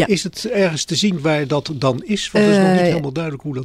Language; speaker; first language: Dutch; native; Dutch